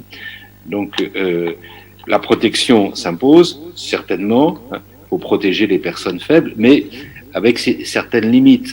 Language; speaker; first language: French; native; French